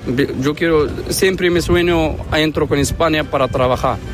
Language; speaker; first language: Spanish; non-native, learner; Arabic